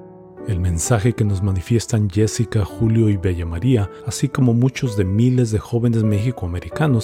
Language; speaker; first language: Spanish; native; Spanish